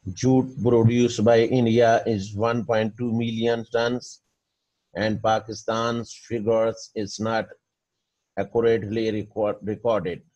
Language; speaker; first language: English; non-native, local second language; Urdu